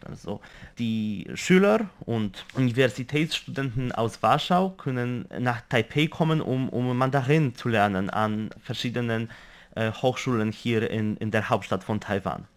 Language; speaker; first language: German; non-native, fluent; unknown